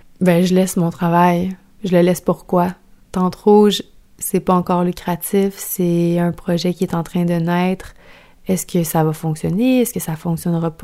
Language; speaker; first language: French; native; French